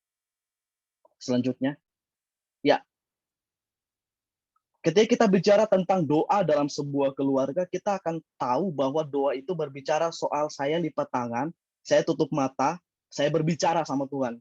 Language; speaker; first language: Indonesian; native; Indonesian